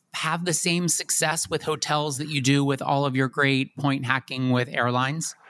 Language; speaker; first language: English; native; English